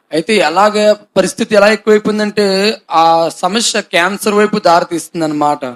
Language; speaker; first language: Telugu; non-native, fluent; Hindi